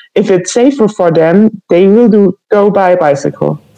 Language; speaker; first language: English; non-native, fluent; German